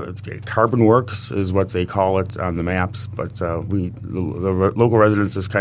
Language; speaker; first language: English; native; English